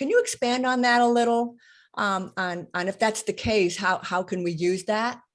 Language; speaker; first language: English; native; English